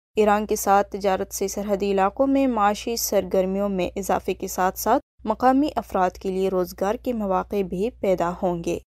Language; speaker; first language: Urdu; non-native, local second language; Baluchi